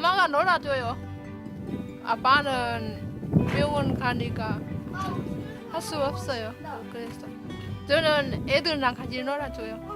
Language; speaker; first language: Korean; non-native, learner; Vietnamese